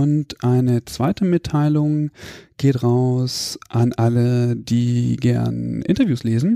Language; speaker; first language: German; native; German